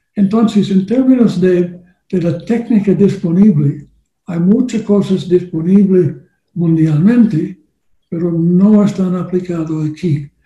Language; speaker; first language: Spanish; non-native, learner; English